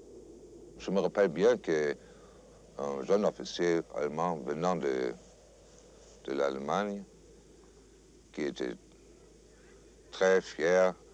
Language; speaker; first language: French; non-native, fluent; German